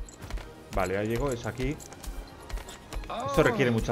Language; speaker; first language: Spanish; native; Spanish